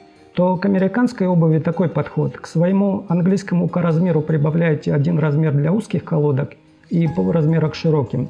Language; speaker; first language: Russian; native; Russian